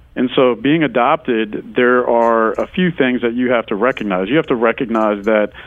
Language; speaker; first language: English; native; English